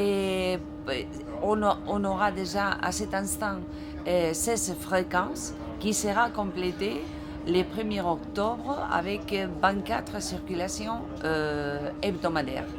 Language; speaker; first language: French; non-native, fluent; Spanish